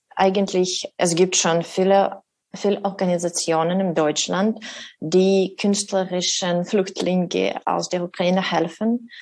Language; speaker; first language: German; non-native, learner; Ukrainian